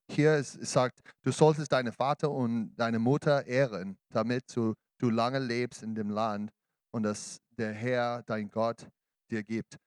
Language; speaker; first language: German; non-native, learner; English